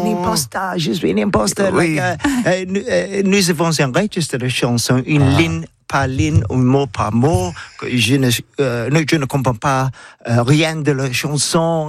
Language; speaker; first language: French; non-native, learner; English